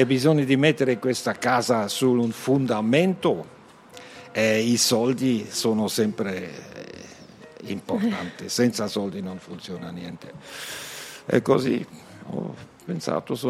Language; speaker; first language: Italian; non-native, learner; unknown